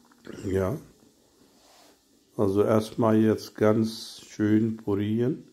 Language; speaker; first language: German; non-native, learner; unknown